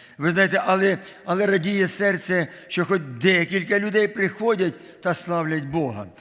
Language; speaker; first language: Ukrainian; non-native, local second language; Russian